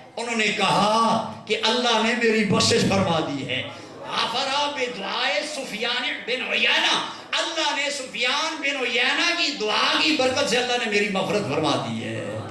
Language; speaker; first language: Urdu; non-native, local second language; Punjabi